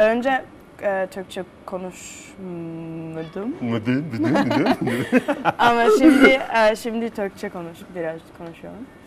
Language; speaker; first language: Turkish; non-native, learner; French